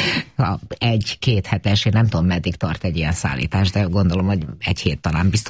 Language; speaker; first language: Hungarian; native; Hungarian